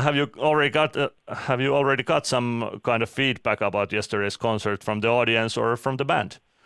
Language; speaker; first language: English; non-native, fluent; Finnish